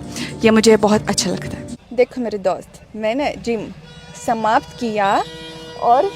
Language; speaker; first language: Hindi; non-native, fluent; Russian